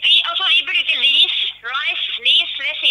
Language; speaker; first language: Norwegian; non-native, learner; Chinese